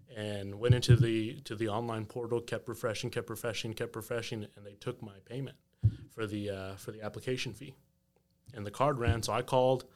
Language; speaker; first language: English; native; English